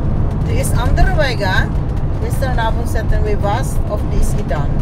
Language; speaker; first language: Dutch; non-native, learner; Filipino